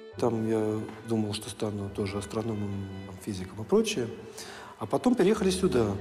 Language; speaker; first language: Russian; native; Russian